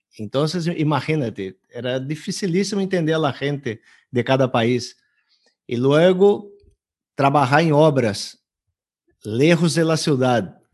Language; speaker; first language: Spanish; non-native, fluent; Portuguese